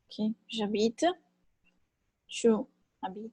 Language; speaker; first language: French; non-native, fluent; Portuguese